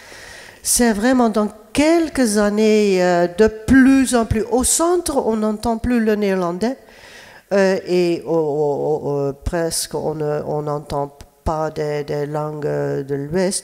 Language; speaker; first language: French; non-native, fluent; Dutch